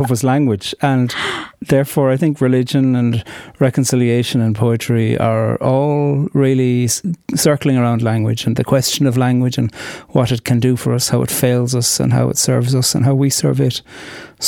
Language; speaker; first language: English; non-native, local second language; Irish